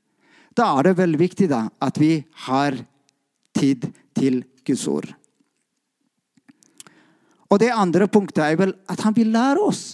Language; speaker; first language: Norwegian; non-native, fluent; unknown